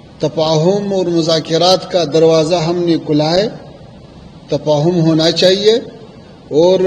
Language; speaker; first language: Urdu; non-native, fluent; Pashto